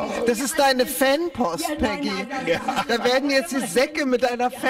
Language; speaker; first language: German; native; German